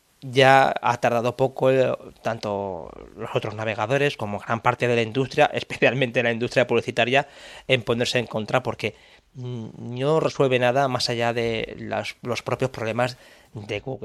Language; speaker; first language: Spanish; native; Spanish